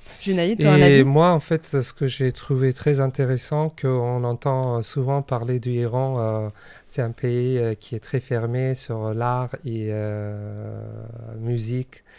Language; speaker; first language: French; non-native, fluent; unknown